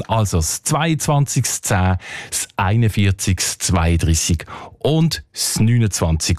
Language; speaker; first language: German; native; German